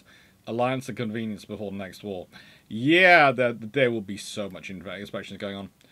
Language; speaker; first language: English; native; English